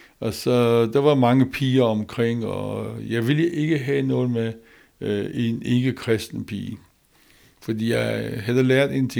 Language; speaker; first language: Danish; non-native, learner; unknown